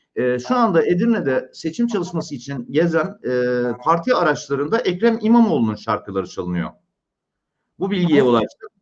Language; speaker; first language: Turkish; native; Turkish